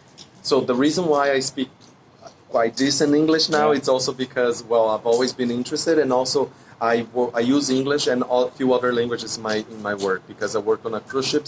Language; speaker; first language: English; non-native, fluent; Portuguese